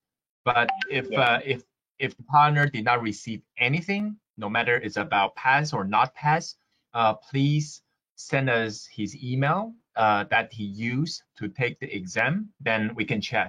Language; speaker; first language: English; non-native, fluent; Chinese